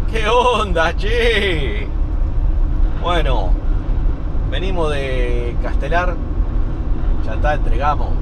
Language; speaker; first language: Spanish; native; Spanish